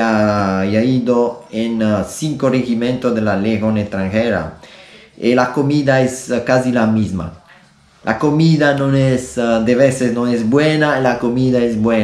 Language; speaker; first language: Spanish; non-native, learner; Italian